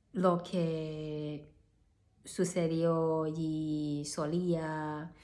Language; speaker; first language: Spanish; non-native, learner; Cantonese